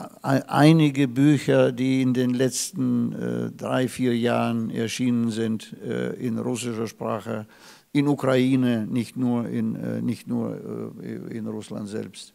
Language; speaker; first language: German; non-native, fluent; Russian